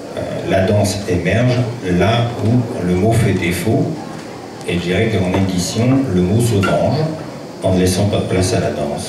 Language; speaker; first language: French; native; French